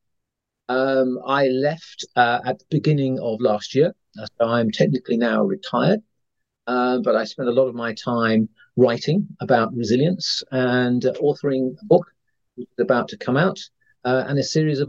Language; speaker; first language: English; native; English